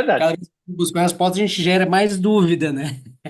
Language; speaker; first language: Portuguese; native; Portuguese